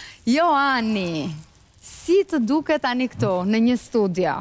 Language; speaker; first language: Albanian; native; Albanian